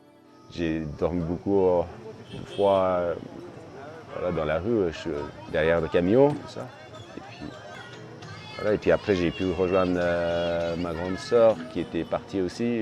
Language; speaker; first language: French; non-native, fluent; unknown